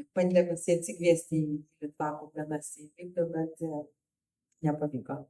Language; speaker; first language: Lithuanian; native; Lithuanian